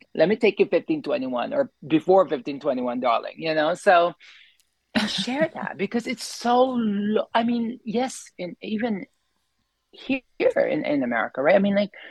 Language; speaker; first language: English; non-native, local second language; Filipino